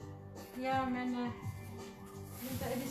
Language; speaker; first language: Swedish; non-native, learner; Cebuano